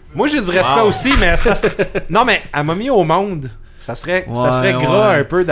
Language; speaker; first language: French; native; French